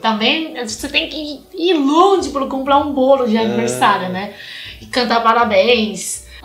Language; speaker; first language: Portuguese; non-native, fluent; Chinese